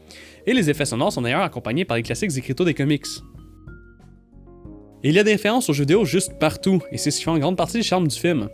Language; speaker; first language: French; native; French